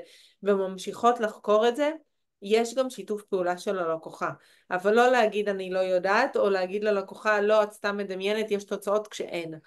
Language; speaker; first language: Hebrew; native; Hebrew